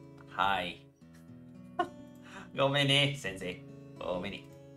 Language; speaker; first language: Japanese; non-native, learner; Spanish